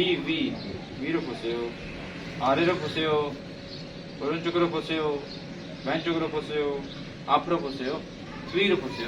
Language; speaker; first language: Korean; non-native, fluent; Urdu